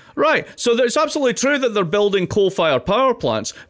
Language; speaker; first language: English; native; English